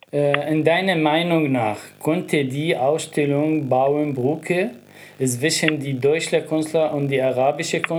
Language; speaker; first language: German; non-native, learner; Arabic